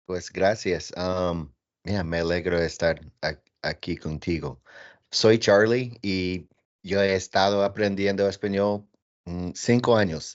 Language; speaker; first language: Spanish; non-native, learner; English